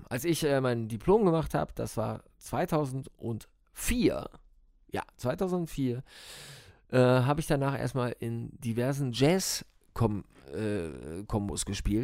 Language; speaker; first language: German; native; German